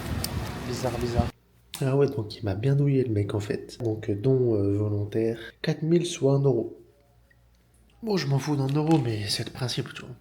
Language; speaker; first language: French; native; French